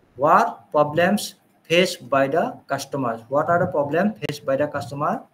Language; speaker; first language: English; non-native, local second language; Assamese